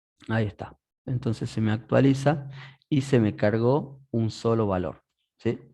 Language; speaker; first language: Spanish; native; Spanish